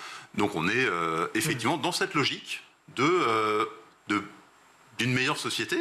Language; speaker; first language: French; native; French